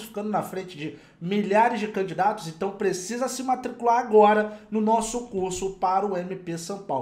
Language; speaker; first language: Portuguese; native; Portuguese